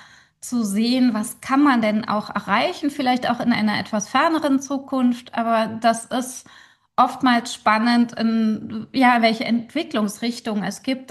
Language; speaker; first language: German; native; German